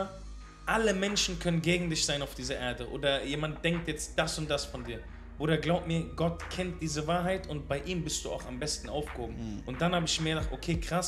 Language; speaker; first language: German; native; German